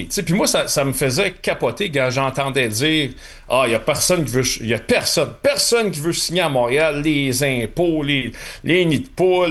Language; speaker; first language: French; native; French